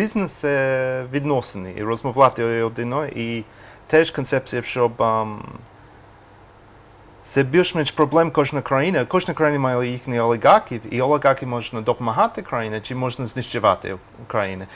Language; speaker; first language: Ukrainian; non-native, learner; English